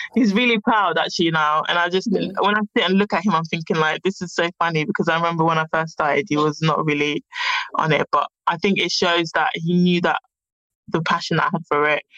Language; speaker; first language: English; native; English